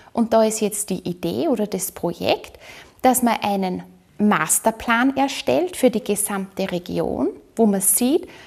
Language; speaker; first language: German; native; German